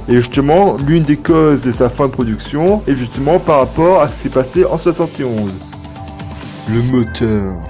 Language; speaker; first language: French; native; French